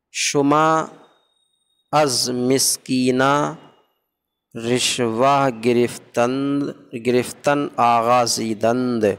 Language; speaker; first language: Persian; non-native, fluent; Urdu